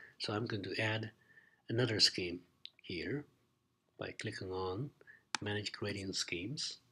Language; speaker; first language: English; non-native, fluent; Chinese